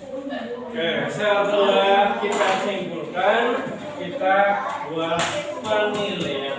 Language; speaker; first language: Indonesian; native; Indonesian